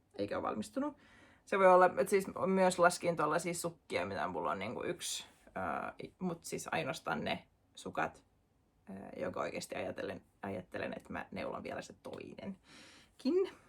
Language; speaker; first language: Finnish; non-native, local second language; Swedish